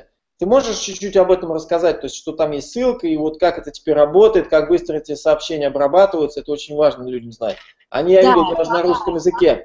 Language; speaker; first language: Russian; native; Russian